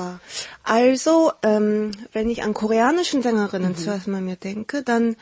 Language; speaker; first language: German; early bilingual, heritage; Korean